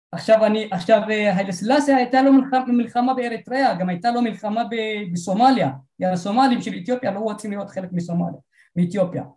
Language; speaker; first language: Hebrew; non-native, fluent; Tigrinya